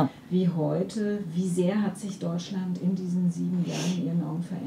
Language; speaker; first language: German; native; German